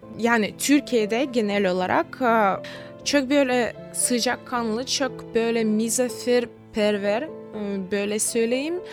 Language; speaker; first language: Turkish; non-native, fluent; Russian